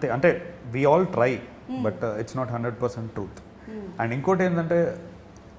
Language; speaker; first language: Telugu; native; Telugu